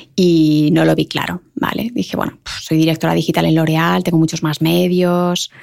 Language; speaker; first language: Spanish; native; Spanish